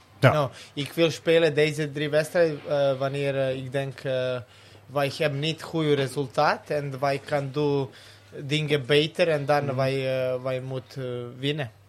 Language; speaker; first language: Dutch; non-native, learner; Serbian